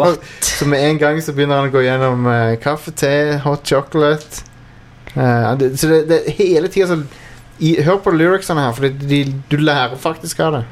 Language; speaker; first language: Norwegian; native; Norwegian